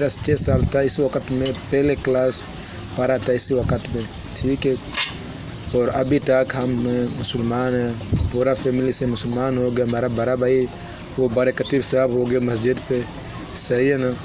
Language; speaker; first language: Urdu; non-native, learner; Swahili